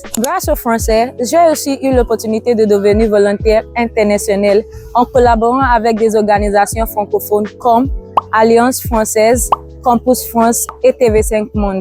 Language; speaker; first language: French; non-native, fluent; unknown